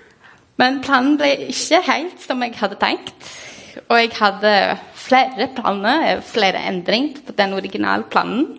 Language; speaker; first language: Norwegian; non-native, fluent; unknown